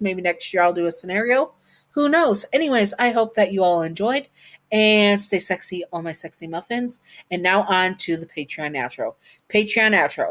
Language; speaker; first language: English; native; English